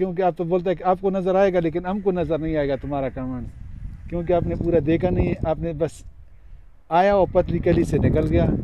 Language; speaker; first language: Urdu; non-native, local second language; Pashto